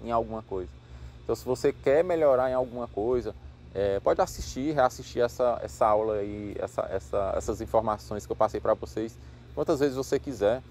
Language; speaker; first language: Portuguese; native; Portuguese